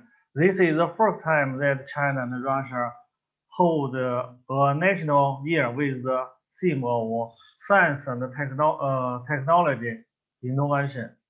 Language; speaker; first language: English; non-native, learner; Chinese